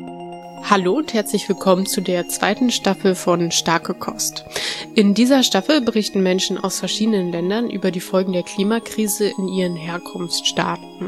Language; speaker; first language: German; native; German